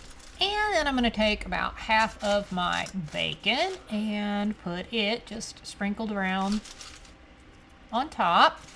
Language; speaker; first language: English; native; English